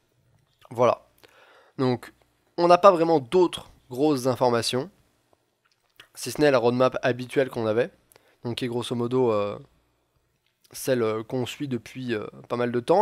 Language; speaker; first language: French; native; French